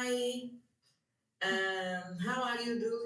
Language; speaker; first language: English; non-native, learner; Portuguese